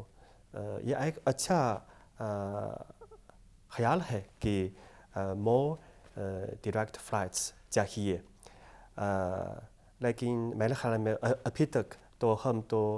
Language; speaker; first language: Hindi; non-native, fluent; Chinese